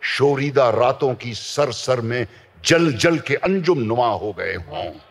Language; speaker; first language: Hindi; native; Hindi